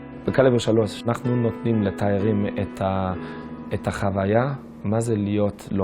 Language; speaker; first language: Hebrew; non-native, fluent; English